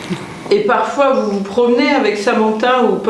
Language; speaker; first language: French; native; French